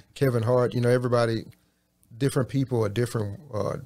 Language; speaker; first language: English; native; English